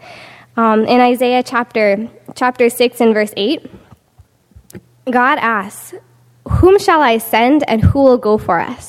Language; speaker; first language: English; native; English